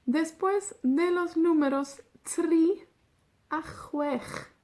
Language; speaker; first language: Spanish; non-native, fluent; Welsh